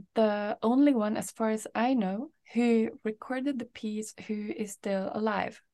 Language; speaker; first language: English; non-native, fluent; Norwegian